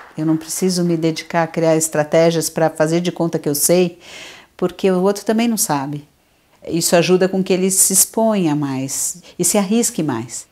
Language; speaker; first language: Portuguese; native; Portuguese